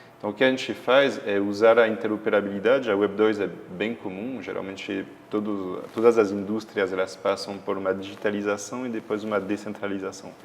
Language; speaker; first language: Portuguese; non-native, fluent; French